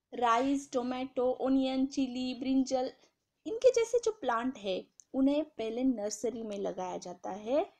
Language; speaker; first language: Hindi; non-native, local second language; Marathi